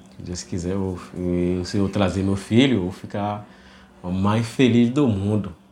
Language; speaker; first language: Portuguese; non-native, learner; Haitian Creole